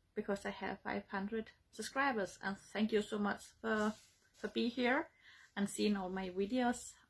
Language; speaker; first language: English; non-native, learner; Danish